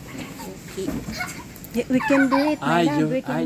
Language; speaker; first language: English; non-native, local second language; Filipino